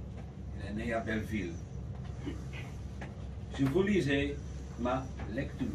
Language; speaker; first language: French; non-native, learner; Dutch